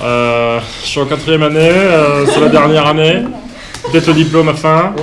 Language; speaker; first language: French; native; French